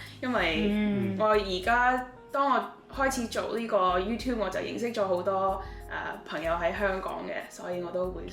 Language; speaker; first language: Cantonese; early bilingual, heritage; Cantonese